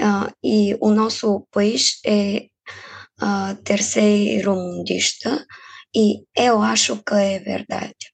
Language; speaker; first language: Portuguese; non-native, fluent; Bulgarian